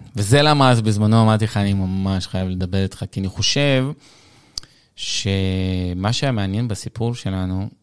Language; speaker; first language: Hebrew; early bilingual, other home language; Russian